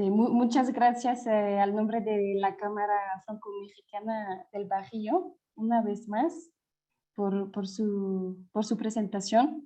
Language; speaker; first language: Spanish; non-native, fluent; French